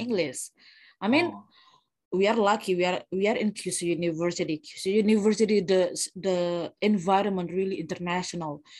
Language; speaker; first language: English; non-native, fluent; Indonesian